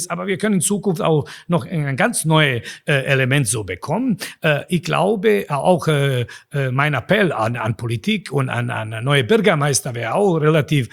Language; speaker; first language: German; non-native, fluent; Bosnian